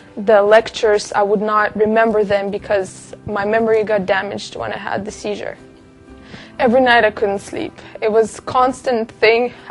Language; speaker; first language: English; non-native, fluent; Russian